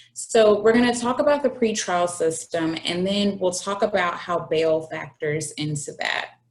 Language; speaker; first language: English; native; English